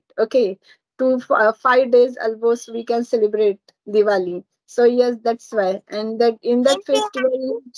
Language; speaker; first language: English; non-native, learner; Marathi